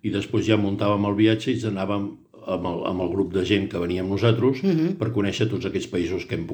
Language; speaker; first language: Catalan; native; Catalan